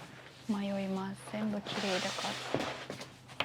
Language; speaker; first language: Japanese; non-native, fluent; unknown